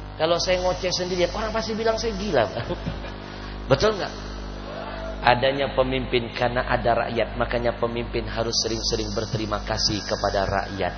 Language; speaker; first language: Indonesian; native; Indonesian